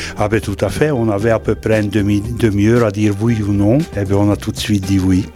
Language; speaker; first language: French; non-native, fluent; Hungarian